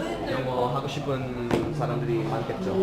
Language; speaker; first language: Korean; non-native, learner; English